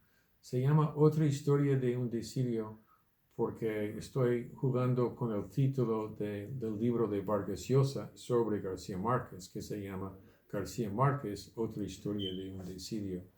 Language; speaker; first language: Spanish; non-native, fluent; English